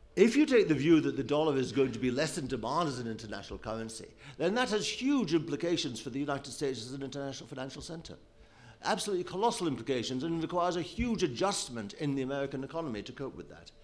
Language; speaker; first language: English; native; English